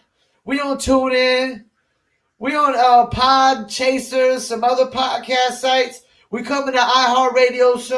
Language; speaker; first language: English; native; English